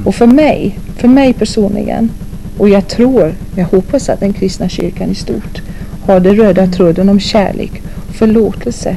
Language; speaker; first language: Swedish; non-native, fluent; English